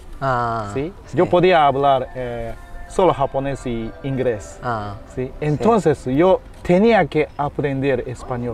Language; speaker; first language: Spanish; non-native, fluent; Japanese